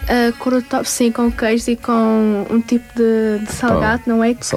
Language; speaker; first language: Portuguese; early bilingual, other home language; Tajik